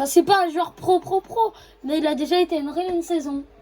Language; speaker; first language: French; native; French